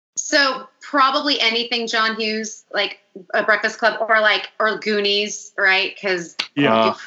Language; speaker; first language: English; early bilingual, other home language; Italian